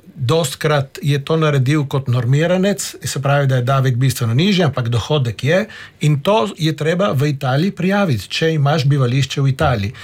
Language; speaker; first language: Slovenian; native; Slovenian